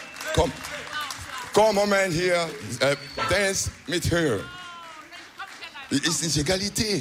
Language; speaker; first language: English; non-native, learner; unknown